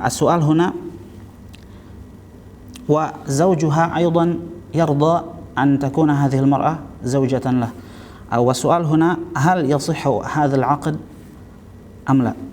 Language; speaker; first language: Arabic; non-native, fluent; Indonesian